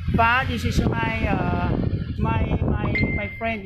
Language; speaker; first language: English; non-native, learner; Thai